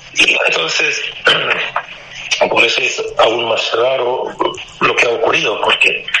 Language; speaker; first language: Spanish; non-native, fluent; Romanian